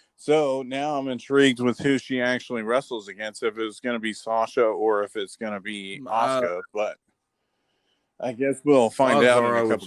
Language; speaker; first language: English; native; English